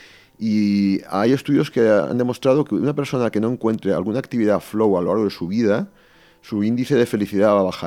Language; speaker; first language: Spanish; native; Spanish